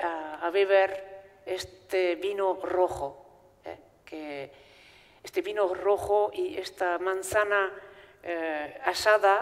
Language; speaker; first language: Spanish; non-native, fluent; Basque